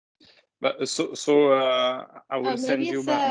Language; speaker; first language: English; non-native, fluent; French